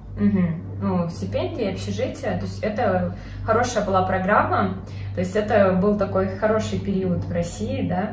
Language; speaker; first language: Russian; native; Russian